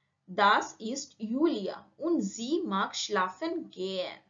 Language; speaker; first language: German; non-native, learner; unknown